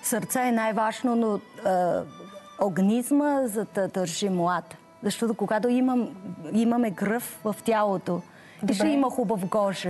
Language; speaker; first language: Bulgarian; non-native, learner; Chinese